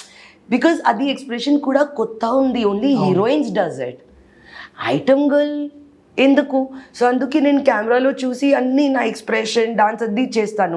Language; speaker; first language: Telugu; non-native, learner; Hindi